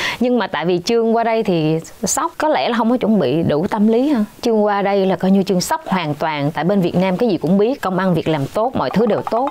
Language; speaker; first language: Vietnamese; native; Vietnamese